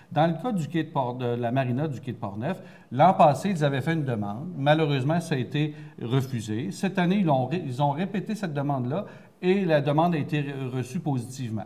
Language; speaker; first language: French; native; French